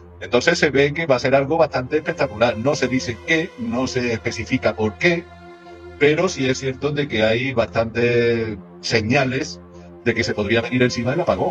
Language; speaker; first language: Spanish; native; Spanish